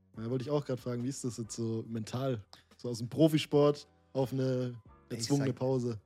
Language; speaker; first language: German; native; German